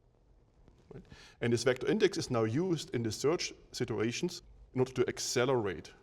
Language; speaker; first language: English; non-native, fluent; German